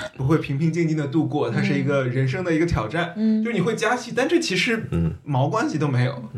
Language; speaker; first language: Chinese; native; Chinese